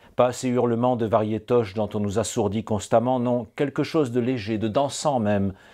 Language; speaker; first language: French; native; French